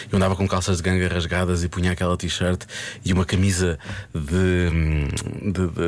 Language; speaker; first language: Portuguese; native; Portuguese